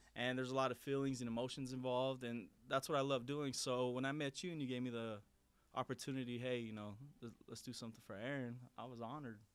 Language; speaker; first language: English; native; English